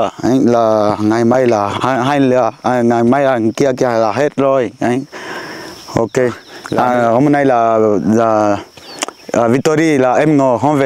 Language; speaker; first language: Vietnamese; non-native, learner; Portuguese